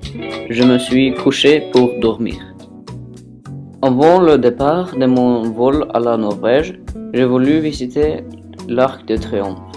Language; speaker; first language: French; non-native, learner; Norwegian